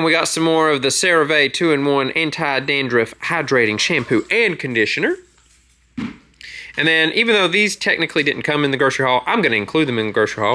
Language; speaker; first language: English; native; English